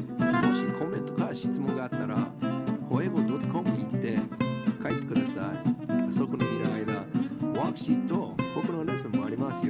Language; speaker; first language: Japanese; non-native, fluent; English